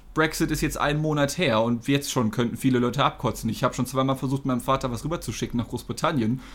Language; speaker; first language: German; non-native, fluent; English